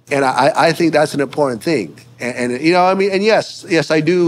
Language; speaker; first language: English; native; English